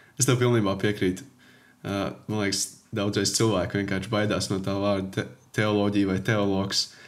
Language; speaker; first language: Latvian; native; Latvian